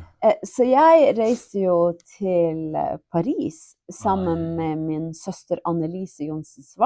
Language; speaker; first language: Norwegian; non-native, local second language; Northern Sami